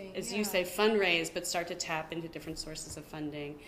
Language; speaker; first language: English; native; English